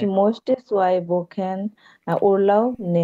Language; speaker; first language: German; non-native, learner; Bangla